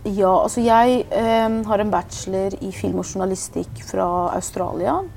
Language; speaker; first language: Norwegian; early bilingual, other home language; Persian